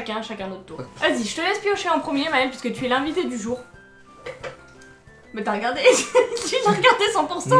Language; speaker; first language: French; native; French